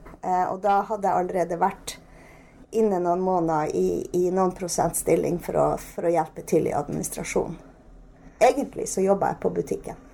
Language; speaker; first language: Norwegian; native; Norwegian